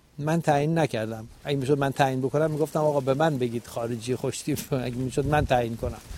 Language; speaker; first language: Persian; native; Persian